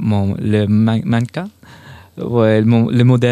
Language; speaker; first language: French; non-native, fluent; Spanish